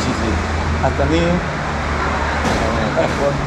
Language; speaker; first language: Russian; non-native, learner; Spanish